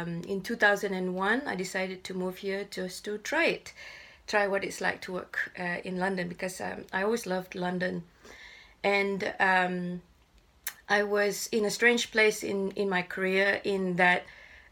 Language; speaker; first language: English; non-native, local second language; Malay